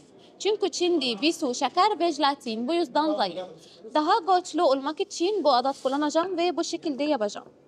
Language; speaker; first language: Turkish; non-native, learner; Arabic